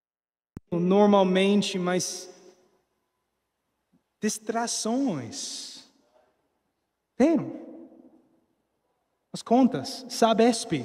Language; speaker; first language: Portuguese; non-native, learner; English